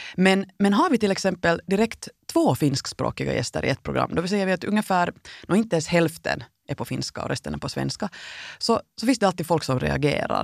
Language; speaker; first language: Swedish; native; Swedish